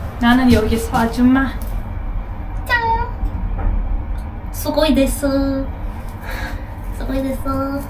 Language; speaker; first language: Korean; non-native, learner; Russian